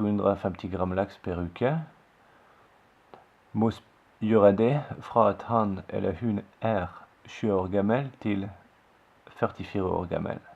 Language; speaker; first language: Norwegian; non-native, fluent; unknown